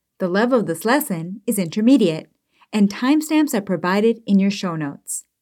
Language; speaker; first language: English; native; English